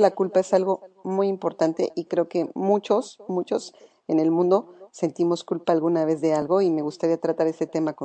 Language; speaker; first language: Spanish; native; Spanish